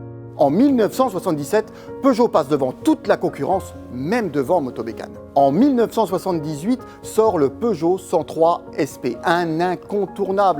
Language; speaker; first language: French; native; French